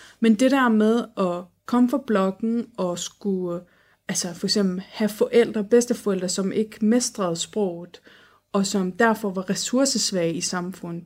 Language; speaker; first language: Danish; early bilingual, other home language; Turkish